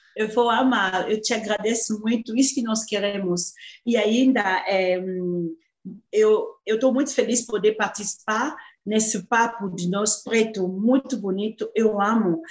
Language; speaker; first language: Portuguese; non-native, fluent; Lingala